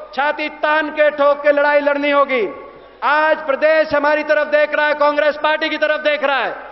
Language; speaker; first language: Hindi; native; Hindi